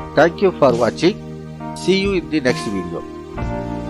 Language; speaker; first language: English; non-native, local second language; Tamil